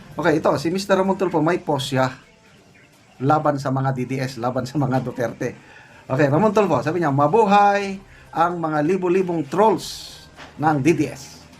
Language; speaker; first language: Filipino; non-native, local second language; Cebuano